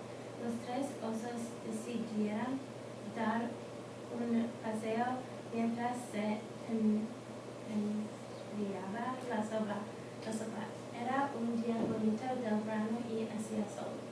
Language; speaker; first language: Spanish; non-native, learner; English